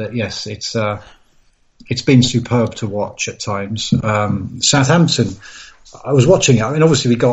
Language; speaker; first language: English; native; English